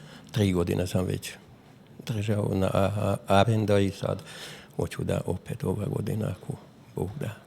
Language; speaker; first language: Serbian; non-native, local second language; Hungarian